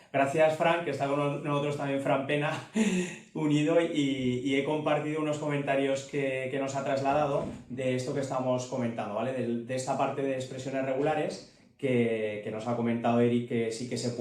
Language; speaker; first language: Spanish; native; Spanish